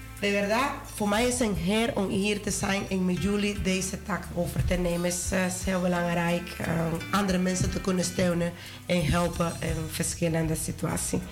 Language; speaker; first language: Dutch; non-native, learner; Spanish